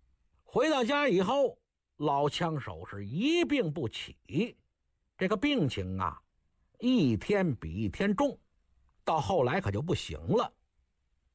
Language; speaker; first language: Chinese; native; Chinese